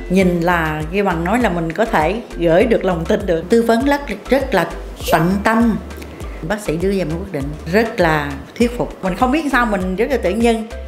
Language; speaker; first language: Vietnamese; native; Vietnamese